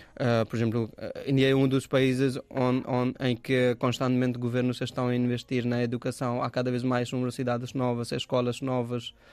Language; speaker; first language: Portuguese; non-native, fluent; Hindi